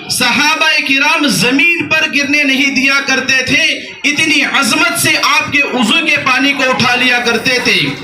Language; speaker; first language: Urdu; native; Urdu